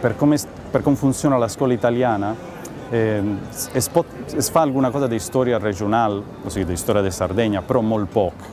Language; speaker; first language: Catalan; non-native, local second language; Italian